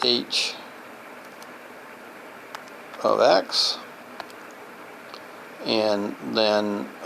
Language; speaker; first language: English; native; English